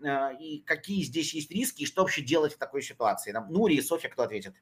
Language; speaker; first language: Russian; native; Russian